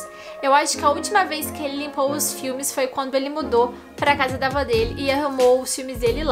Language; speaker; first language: Portuguese; native; Portuguese